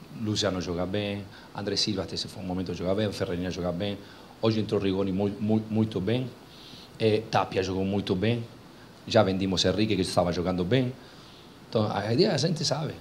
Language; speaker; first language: Portuguese; non-native, fluent; Spanish